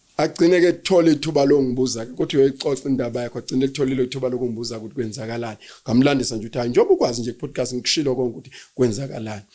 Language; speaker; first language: Zulu; native; Zulu